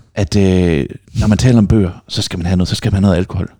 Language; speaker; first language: Danish; native; Danish